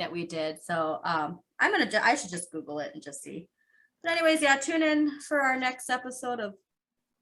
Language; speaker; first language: English; native; English